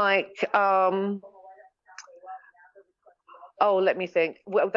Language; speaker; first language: English; native; English